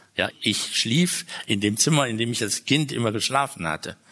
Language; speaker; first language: German; native; German